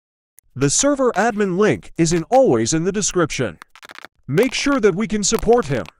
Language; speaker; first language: English; non-native, learner; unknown